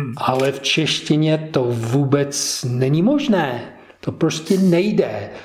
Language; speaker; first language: Czech; non-native, fluent; English